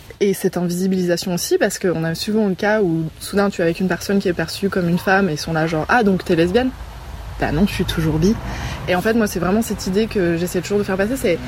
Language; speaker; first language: French; native; French